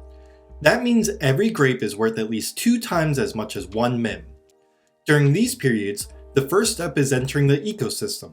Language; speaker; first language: English; native; English